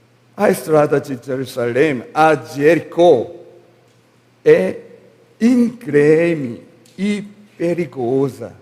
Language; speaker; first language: Portuguese; non-native, learner; Korean